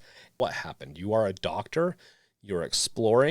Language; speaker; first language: English; native; English